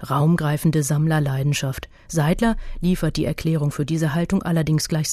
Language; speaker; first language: German; native; German